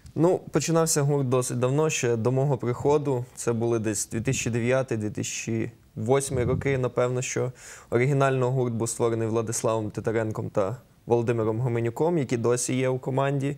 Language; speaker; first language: Ukrainian; native; Ukrainian